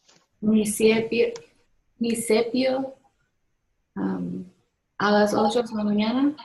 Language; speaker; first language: Spanish; non-native, learner; English